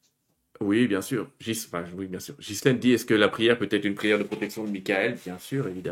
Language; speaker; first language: French; native; French